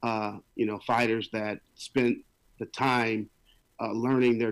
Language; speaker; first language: English; native; English